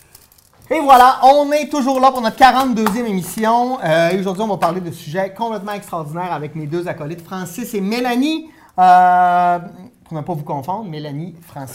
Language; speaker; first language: French; native; French